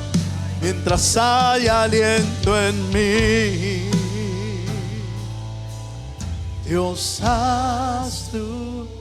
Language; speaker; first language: Spanish; native; Spanish